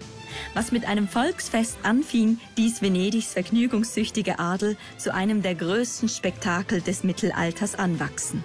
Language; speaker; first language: German; native; German